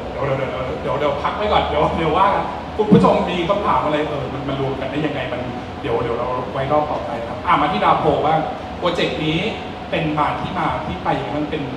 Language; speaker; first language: Thai; native; Thai